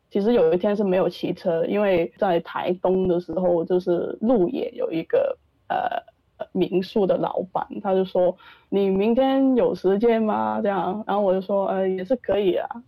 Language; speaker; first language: Chinese; non-native, local second language; Cantonese